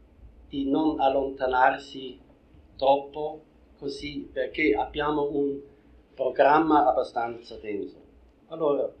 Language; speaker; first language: Italian; non-native, fluent; German